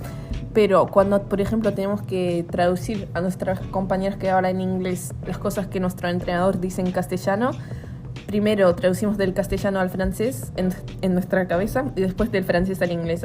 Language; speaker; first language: Spanish; early bilingual, heritage; Spanish